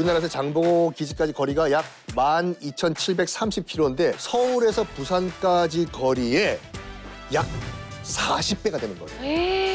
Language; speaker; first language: Korean; native; Korean